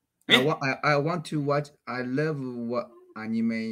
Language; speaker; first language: English; non-native, learner; Chinese